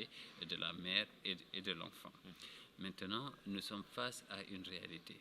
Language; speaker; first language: French; non-native, local second language; Wolof